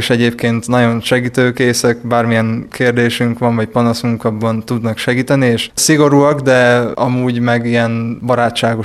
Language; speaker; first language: Hungarian; native; Hungarian